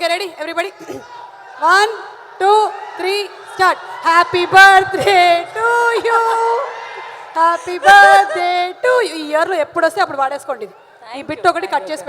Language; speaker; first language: Telugu; native; Telugu